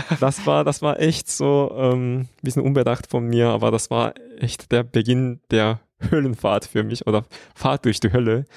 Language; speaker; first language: German; non-native, fluent; Korean